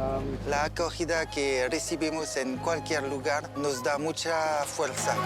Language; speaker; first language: Spanish; non-native, learner; French